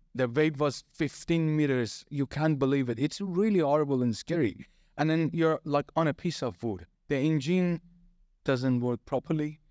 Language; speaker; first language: English; non-native, fluent; Persian